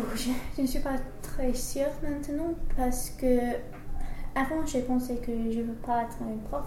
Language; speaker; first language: French; non-native, learner; English